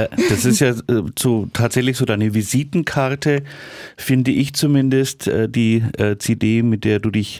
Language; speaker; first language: German; native; German